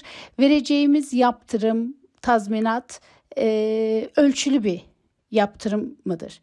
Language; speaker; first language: Turkish; native; Turkish